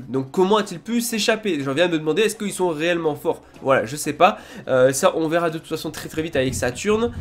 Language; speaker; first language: French; native; French